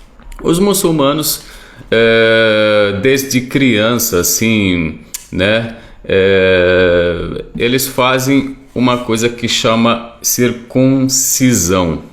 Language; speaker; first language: Portuguese; non-native, fluent; Arabic